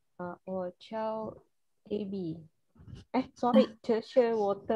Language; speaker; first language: Chinese; non-native, learner; Indonesian